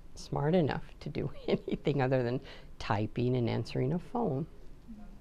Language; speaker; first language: English; native; English